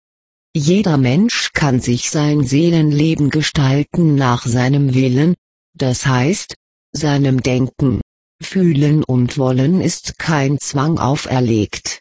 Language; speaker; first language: German; native; German